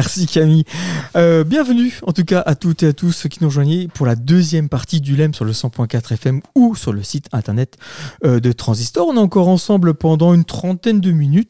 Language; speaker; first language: French; native; French